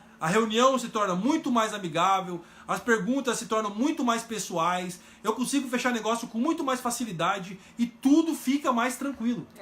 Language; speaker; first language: Portuguese; native; Portuguese